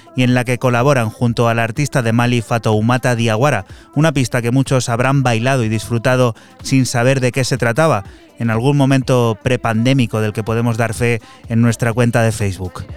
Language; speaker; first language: Spanish; native; Spanish